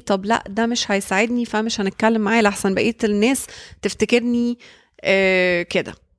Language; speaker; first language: Arabic; early bilingual, heritage; Arabic